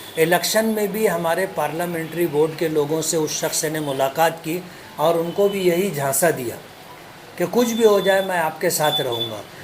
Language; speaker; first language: Urdu; native; Urdu